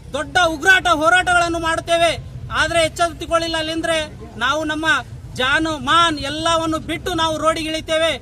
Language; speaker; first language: Kannada; non-native, local second language; Urdu